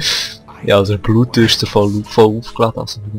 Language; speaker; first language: German; native; German